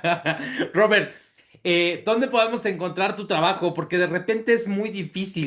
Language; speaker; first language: Spanish; native; Spanish